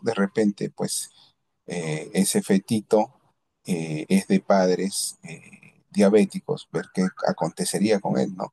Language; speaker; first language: Spanish; native; Spanish